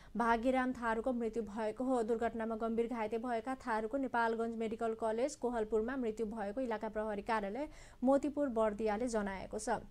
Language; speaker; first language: Nepali; non-native, local second language; Maithili